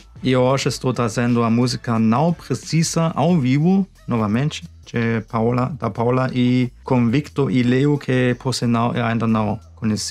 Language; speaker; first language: Portuguese; non-native, fluent; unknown